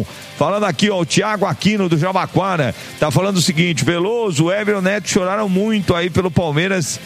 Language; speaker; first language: Portuguese; native; Portuguese